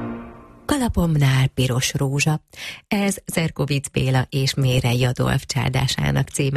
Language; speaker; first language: Hungarian; native; Hungarian